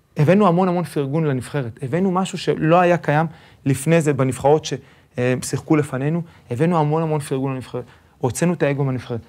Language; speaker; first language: Hebrew; early bilingual, other home language; Spanish